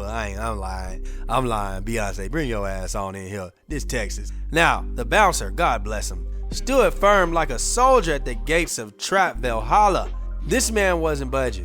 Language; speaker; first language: English; native; English